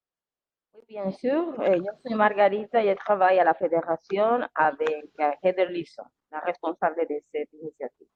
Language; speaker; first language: French; non-native, fluent; Spanish